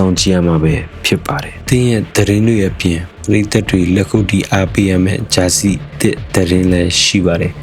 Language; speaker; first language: Burmese; native; Burmese